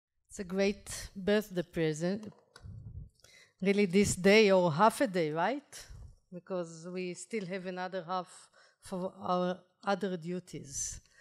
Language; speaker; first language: English; non-native, fluent; Hebrew